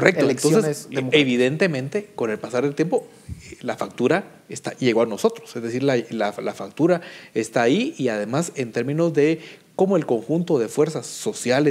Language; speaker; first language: Spanish; native; Spanish